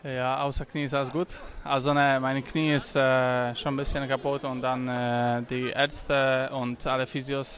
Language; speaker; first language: German; non-native, learner; Polish